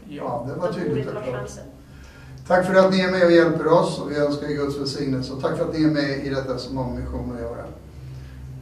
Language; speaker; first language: Swedish; native; Swedish